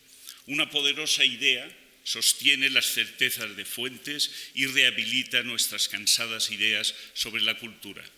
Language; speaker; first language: Spanish; native; Spanish